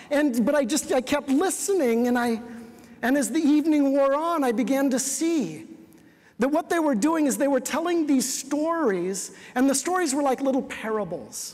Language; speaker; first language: English; native; English